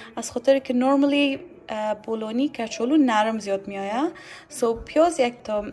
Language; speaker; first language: Persian; native; Persian